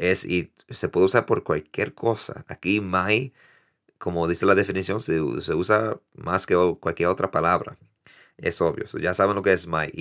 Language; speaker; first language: Spanish; early bilingual, heritage; Spanish